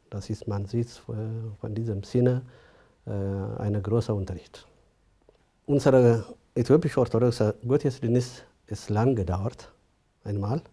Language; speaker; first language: German; non-native, learner; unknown